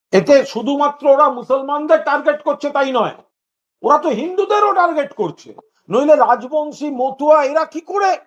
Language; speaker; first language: Bangla; native; Bangla